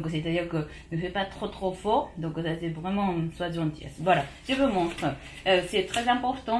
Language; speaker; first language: French; non-native, learner; Japanese